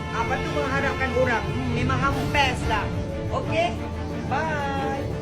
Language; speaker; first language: Malay; early bilingual, other home language; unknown